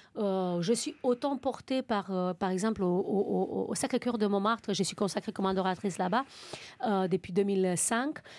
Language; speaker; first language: French; non-native, fluent; Romanian